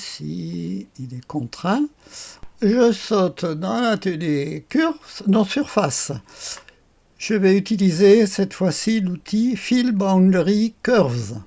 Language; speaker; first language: French; native; French